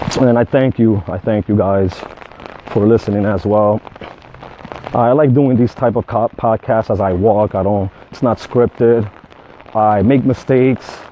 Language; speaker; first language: English; native; English